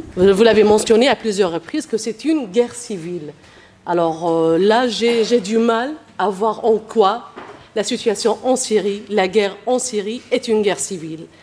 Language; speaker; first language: French; non-native, fluent; Arabic